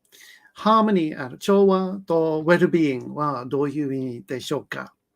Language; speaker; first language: Japanese; non-native, learner; English